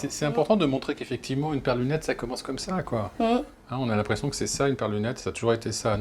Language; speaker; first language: French; native; French